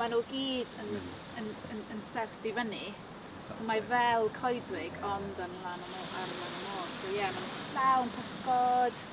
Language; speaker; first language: Welsh; non-native, fluent; English